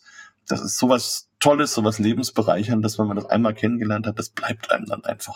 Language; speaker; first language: German; native; German